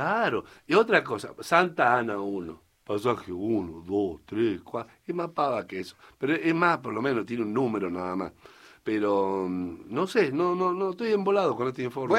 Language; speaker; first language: Spanish; native; Spanish